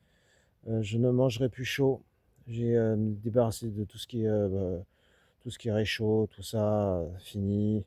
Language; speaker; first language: French; native; French